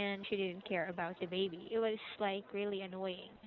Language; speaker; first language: English; non-native, local second language; Filipino